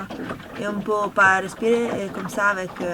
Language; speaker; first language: French; non-native, learner; Italian